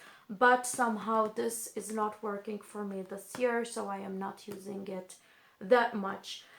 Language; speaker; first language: English; non-native, fluent; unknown